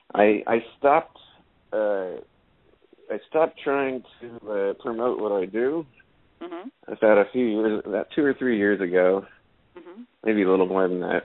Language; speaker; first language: English; native; English